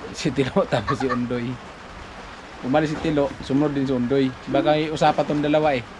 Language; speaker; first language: Filipino; non-native, local second language; Masbatenyo